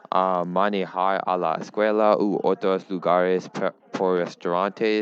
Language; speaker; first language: Spanish; non-native, learner; English